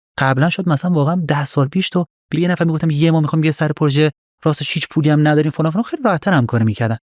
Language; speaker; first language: Persian; non-native, local second language; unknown